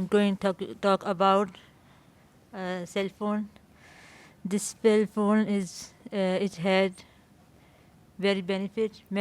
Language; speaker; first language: English; non-native, learner; Urdu